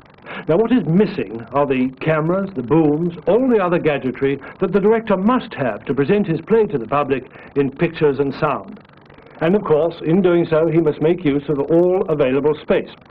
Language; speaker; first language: English; native; English